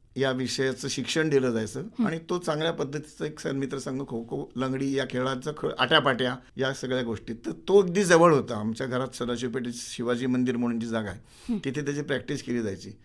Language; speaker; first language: Marathi; native; Marathi